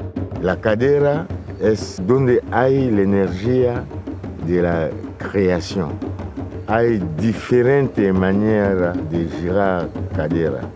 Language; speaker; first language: Spanish; non-native, fluent; Lingala